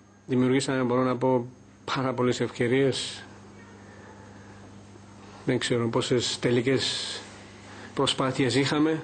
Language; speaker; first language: Greek; non-native, fluent; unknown